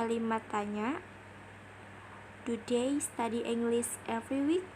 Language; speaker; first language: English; non-native, learner; Indonesian